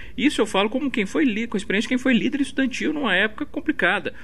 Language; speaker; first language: Portuguese; native; Portuguese